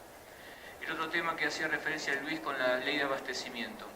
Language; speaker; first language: Spanish; native; Spanish